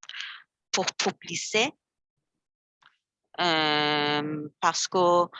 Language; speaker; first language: French; non-native, learner; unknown